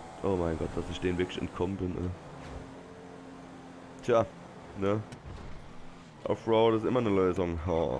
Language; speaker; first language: German; native; German